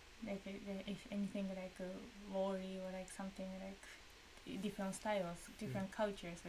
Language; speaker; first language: English; non-native, learner; Japanese